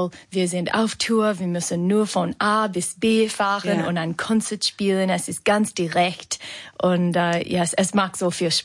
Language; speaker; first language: German; non-native, learner; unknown